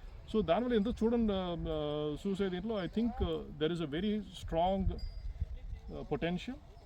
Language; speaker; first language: English; non-native, local second language; Telugu